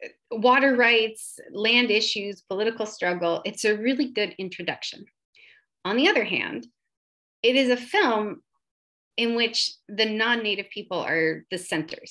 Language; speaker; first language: English; native; English